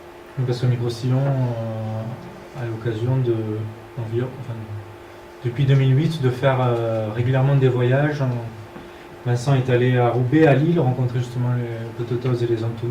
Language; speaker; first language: French; native; French